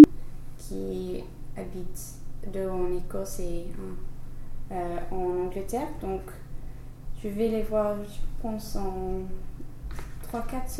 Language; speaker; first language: French; non-native, learner; English